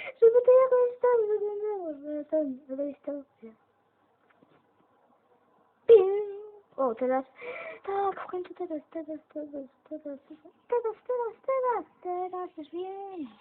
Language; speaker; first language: Polish; native; Polish